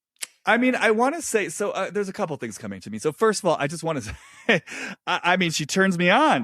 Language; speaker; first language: English; native; English